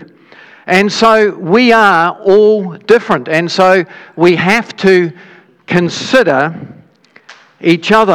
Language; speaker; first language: English; native; English